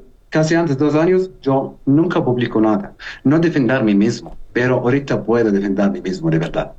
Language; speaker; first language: Spanish; non-native, learner; Arabic